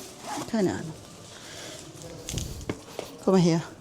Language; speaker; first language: German; non-native, learner; Filipino